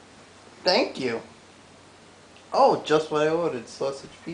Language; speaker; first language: English; native; English